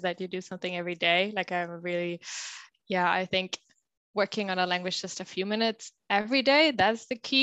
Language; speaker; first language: English; non-native, fluent; German